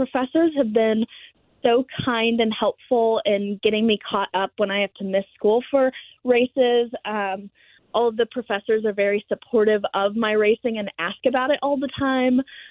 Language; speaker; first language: English; native; English